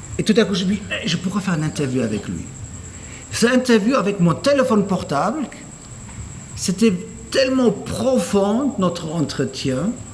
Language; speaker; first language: French; non-native, fluent; German